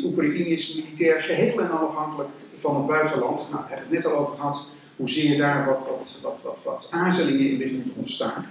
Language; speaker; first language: Dutch; native; Dutch